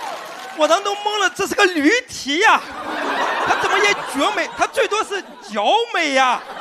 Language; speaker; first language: Chinese; native; Chinese